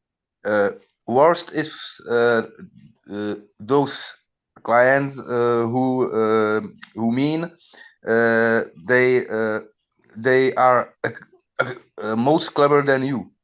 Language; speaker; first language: English; non-native, learner; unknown